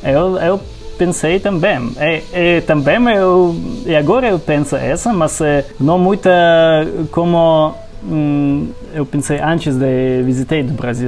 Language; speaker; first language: Portuguese; non-native, learner; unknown